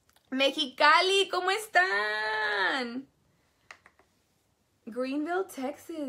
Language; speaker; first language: Spanish; native; Spanish